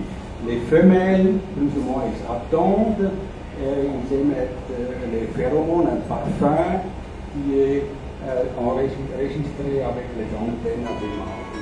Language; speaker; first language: French; non-native, fluent; German